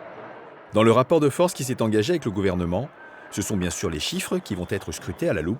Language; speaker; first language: French; native; French